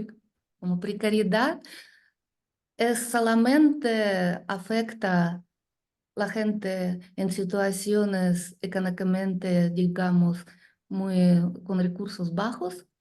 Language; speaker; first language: Spanish; non-native, learner; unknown